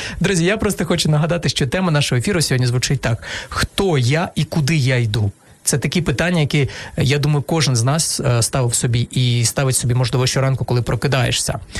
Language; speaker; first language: Ukrainian; non-native, local second language; Russian